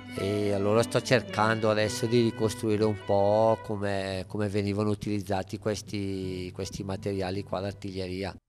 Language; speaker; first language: Italian; native; Italian